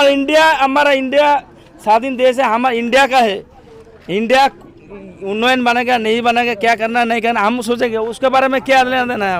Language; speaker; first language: Hindi; non-native, local second language; Bangla